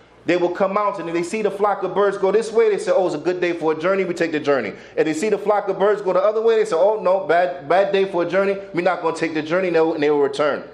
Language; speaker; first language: English; native; English